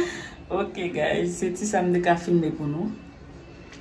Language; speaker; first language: French; non-native, learner; Haitian Creole